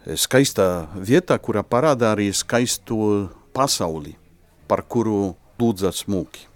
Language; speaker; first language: Latvian; non-native, fluent; Polish